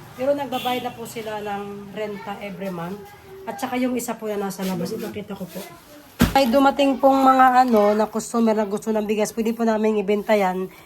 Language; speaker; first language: Filipino; native; Filipino